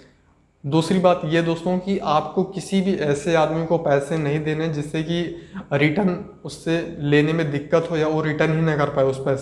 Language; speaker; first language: Hindi; native; Hindi